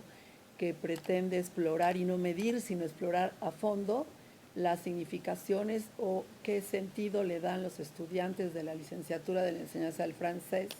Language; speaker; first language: Spanish; native; Spanish